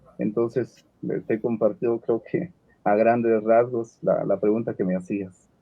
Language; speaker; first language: Spanish; non-native, local second language; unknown